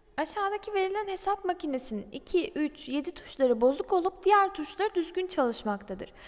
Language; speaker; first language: Turkish; native; Turkish